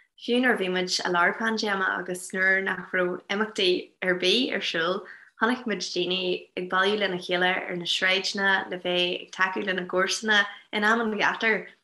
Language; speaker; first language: Irish; non-native, local second language; English